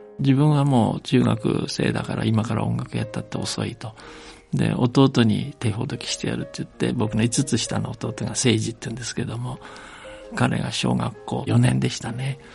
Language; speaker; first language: Japanese; native; Japanese